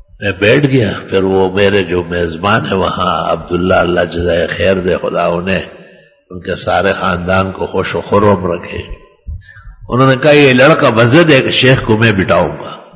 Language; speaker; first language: Urdu; non-native, local second language; Pashto